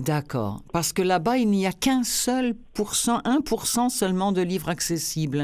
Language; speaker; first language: French; native; French